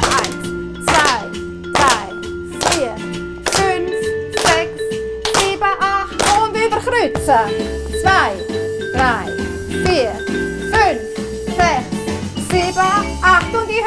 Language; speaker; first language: German; native; German